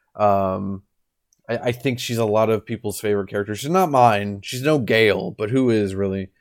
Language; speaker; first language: English; native; English